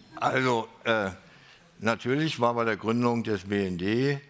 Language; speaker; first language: German; native; German